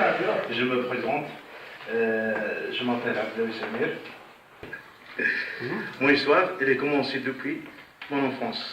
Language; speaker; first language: French; non-native, learner; Arabic